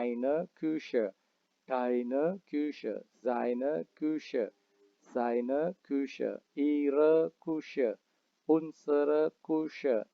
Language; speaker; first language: German; non-native, fluent; Indonesian